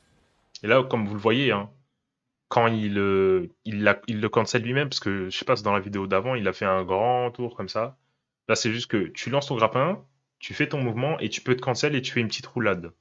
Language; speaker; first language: French; native; French